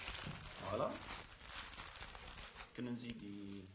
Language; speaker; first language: German; non-native, local second language; French